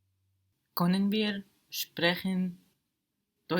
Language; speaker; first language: German; non-native, learner; English